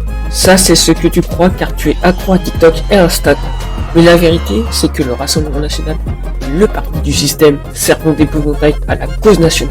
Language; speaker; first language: French; native; French